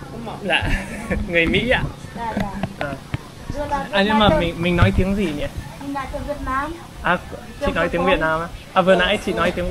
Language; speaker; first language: Vietnamese; non-native, fluent; English